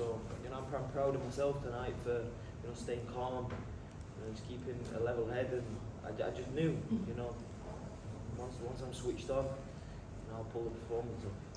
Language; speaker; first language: English; native; English